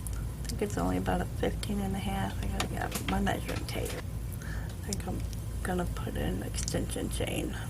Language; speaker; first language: English; native; English